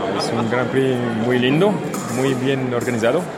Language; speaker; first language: Spanish; non-native, fluent; French